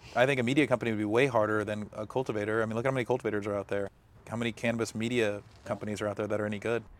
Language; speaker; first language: English; native; English